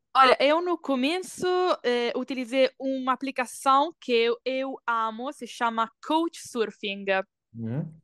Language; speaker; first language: Portuguese; non-native, fluent; Italian